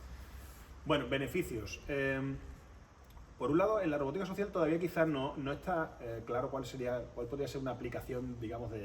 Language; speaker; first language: Spanish; native; Spanish